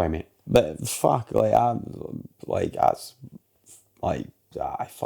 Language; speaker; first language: English; native; English